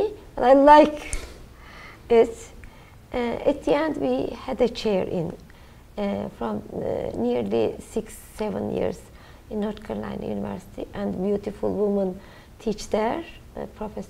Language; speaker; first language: English; non-native, learner; Turkish